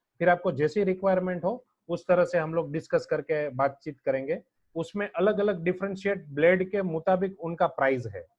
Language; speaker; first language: Hindi; non-native, local second language; Gujarati